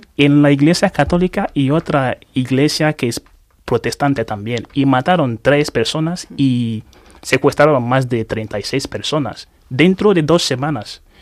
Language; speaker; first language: Spanish; non-native, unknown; Igbo